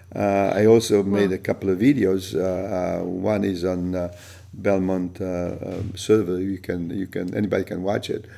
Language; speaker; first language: English; non-native, fluent; Italian